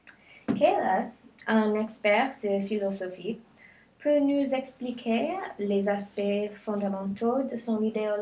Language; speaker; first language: French; non-native, learner; English